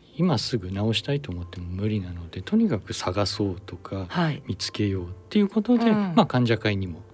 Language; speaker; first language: Japanese; native; Japanese